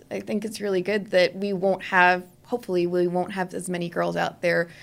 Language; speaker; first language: English; native; English